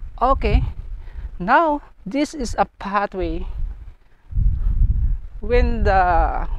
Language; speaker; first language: English; non-native, learner; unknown